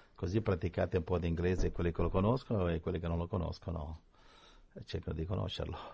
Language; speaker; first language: English; non-native, fluent; Italian